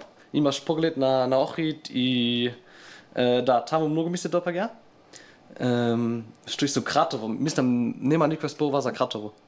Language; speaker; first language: Macedonian; non-native, learner; German